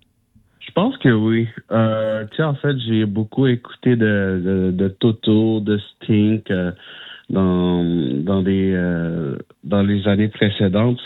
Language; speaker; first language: French; non-native, local second language; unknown